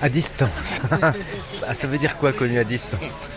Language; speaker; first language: French; native; French